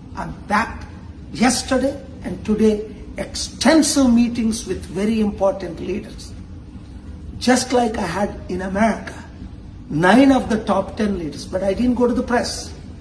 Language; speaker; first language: English; non-native, local second language; Telugu